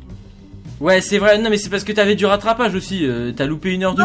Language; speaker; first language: French; native; French